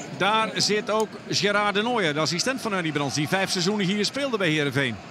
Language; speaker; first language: Dutch; native; Dutch